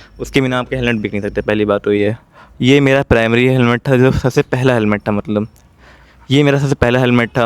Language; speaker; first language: Hindi; native; Hindi